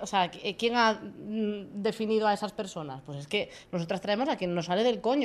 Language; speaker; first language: Spanish; native; Spanish